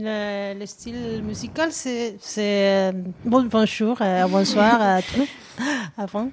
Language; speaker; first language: French; non-native, learner; Spanish